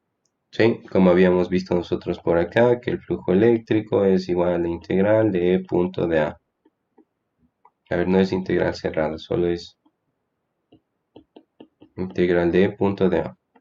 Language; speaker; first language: Spanish; native; Spanish